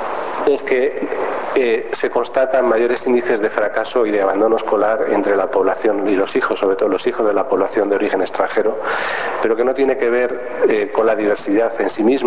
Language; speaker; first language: Spanish; native; Spanish